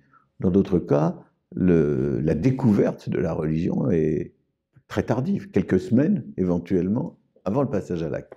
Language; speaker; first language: French; native; French